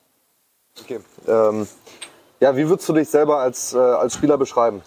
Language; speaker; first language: German; native; German